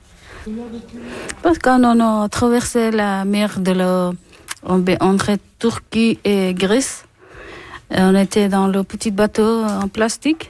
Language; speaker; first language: French; non-native, learner; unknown